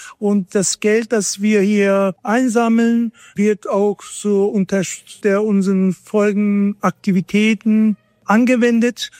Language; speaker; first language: German; non-native, fluent; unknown